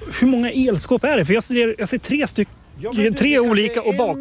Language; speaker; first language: Swedish; native; Swedish